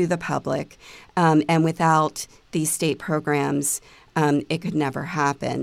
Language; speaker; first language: English; native; English